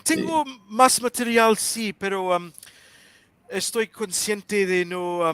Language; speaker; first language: Spanish; non-native, learner; English